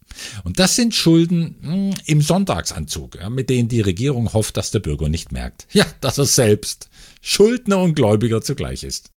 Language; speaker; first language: German; native; German